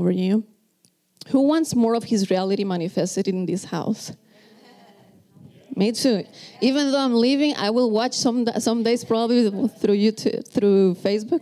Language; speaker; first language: English; non-native, fluent; Spanish